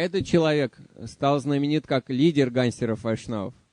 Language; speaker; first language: Russian; native; Russian